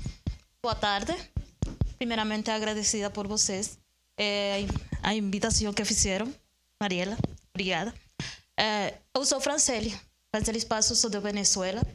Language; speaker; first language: Portuguese; non-native, learner; Spanish